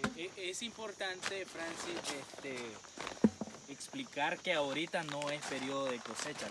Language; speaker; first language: Spanish; native; Spanish